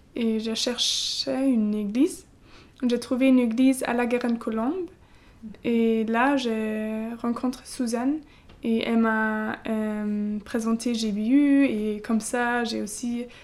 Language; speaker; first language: French; non-native, fluent; German